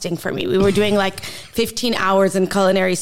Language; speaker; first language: English; native; English